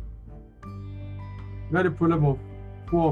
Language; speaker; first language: English; non-native, local second language; Yoruba